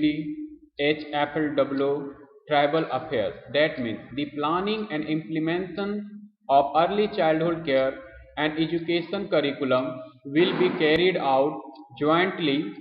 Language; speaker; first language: English; non-native, local second language; Hindi